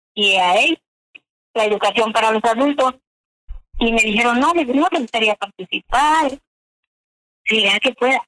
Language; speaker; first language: Spanish; native; Spanish